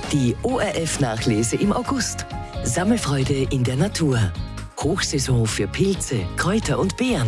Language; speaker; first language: German; native; German